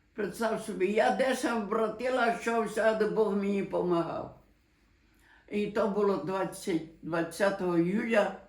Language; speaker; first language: Ukrainian; native; Ukrainian